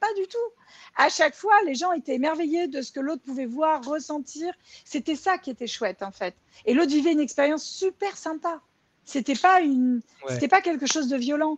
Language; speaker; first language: French; native; French